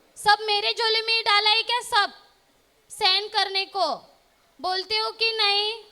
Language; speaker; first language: Hindi; non-native, local second language; Marathi